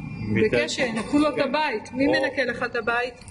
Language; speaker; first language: Hebrew; native; Hebrew